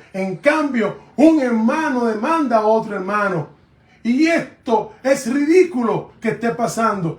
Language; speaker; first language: Spanish; native; Spanish